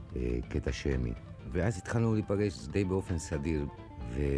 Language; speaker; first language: Hebrew; non-native, fluent; Spanish